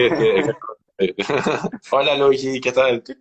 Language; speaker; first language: Spanish; non-native, learner; Turkish